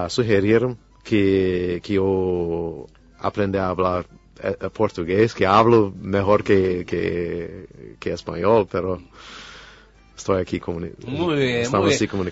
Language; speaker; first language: Spanish; non-native, fluent; English